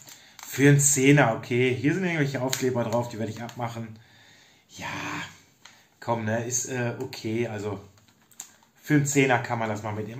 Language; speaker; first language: German; native; German